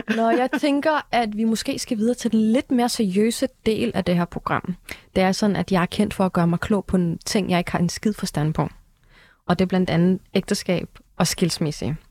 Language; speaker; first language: Danish; early bilingual, other home language; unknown